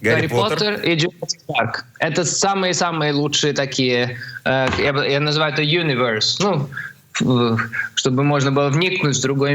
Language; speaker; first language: Russian; early bilingual, heritage; Russian